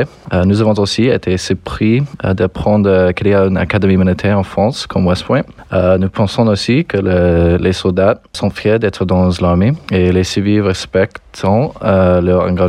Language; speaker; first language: French; non-native, fluent; English